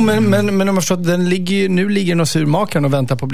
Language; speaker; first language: Swedish; native; Swedish